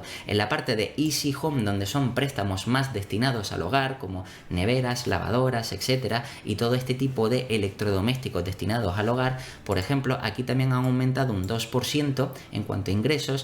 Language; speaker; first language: Spanish; native; Spanish